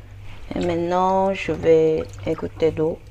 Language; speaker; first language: French; non-native, fluent; Korean